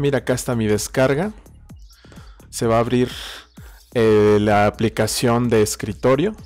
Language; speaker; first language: Spanish; native; Spanish